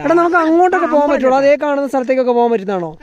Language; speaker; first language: Malayalam; native; Malayalam